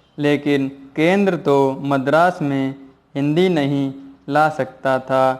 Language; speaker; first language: Hindi; native; Hindi